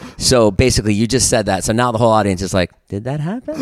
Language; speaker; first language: English; native; English